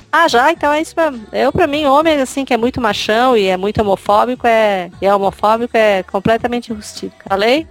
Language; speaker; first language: Portuguese; native; Portuguese